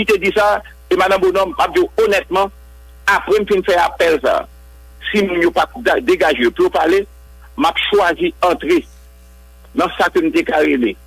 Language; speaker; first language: French; non-native, local second language; Haitian Creole